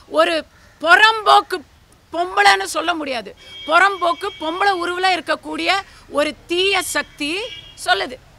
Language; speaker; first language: Tamil; native; Tamil